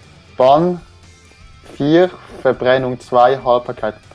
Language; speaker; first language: German; native; German